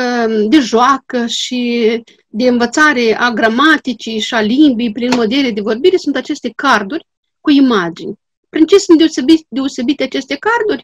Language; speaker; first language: Romanian; non-native, local second language; Gagauz